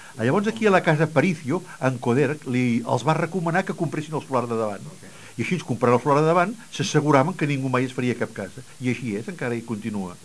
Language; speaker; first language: Catalan; native; Catalan